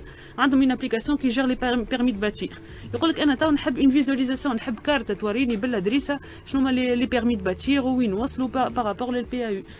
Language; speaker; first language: Arabic; native; Arabic